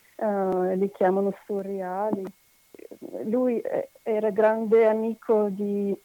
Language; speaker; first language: Italian; non-native, fluent; Russian